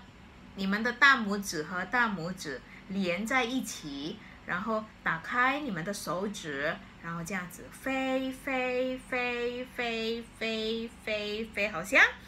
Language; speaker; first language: Chinese; non-native, fluent; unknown